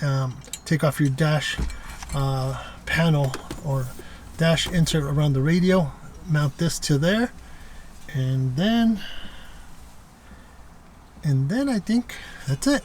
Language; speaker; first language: English; native; English